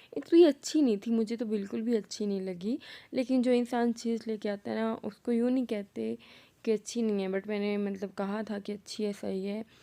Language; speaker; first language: Urdu; non-native, local second language; Punjabi